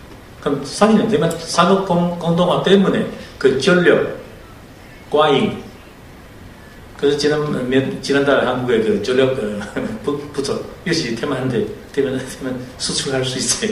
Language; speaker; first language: Korean; non-native, fluent; Chinese